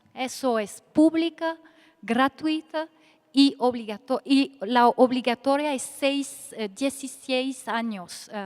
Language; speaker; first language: Spanish; non-native, fluent; French